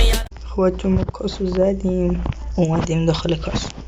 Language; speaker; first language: Persian; native; Persian